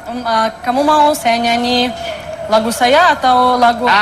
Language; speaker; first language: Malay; non-native, learner; Russian